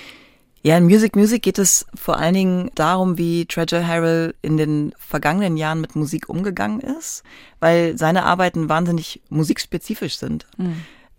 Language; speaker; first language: German; native; German